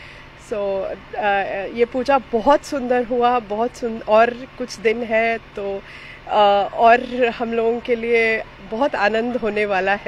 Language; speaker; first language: Hindi; non-native, local second language; Bangla